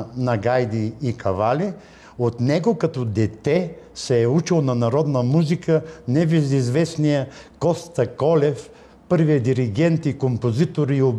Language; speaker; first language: Bulgarian; native; Bulgarian